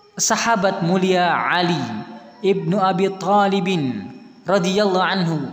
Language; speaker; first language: Indonesian; native; Indonesian